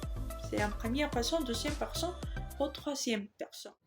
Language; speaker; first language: French; non-native, learner; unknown